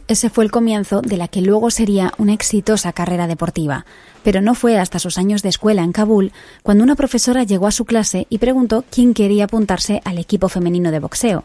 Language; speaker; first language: Spanish; native; Spanish